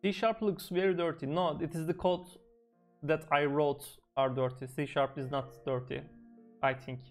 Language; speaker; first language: English; non-native, fluent; Turkish